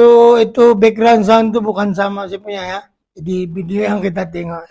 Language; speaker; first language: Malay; non-native, local second language; Filipino